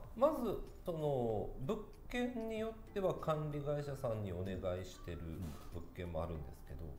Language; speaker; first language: Japanese; native; Japanese